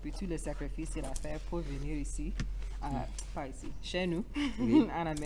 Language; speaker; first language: French; non-native, learner; English